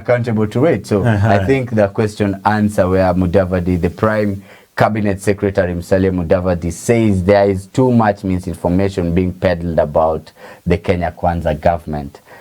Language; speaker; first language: English; non-native, local second language; Swahili